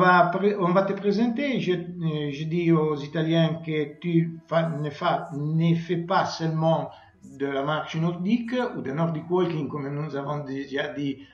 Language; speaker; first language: French; non-native, learner; Italian